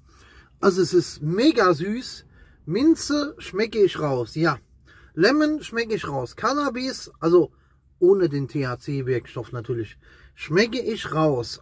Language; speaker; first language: German; native; German